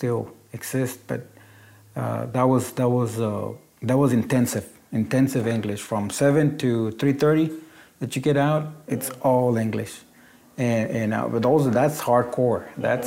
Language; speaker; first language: English; non-native, fluent; Spanish